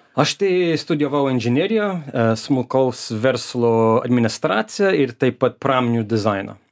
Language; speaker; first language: Lithuanian; early bilingual, heritage; Lithuanian